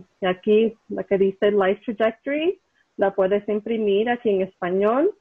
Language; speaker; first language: Spanish; early bilingual, heritage; Spanish